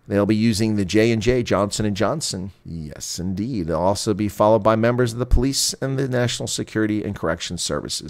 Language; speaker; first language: English; native; English